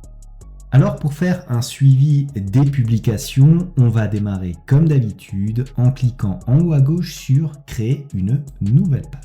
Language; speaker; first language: French; native; French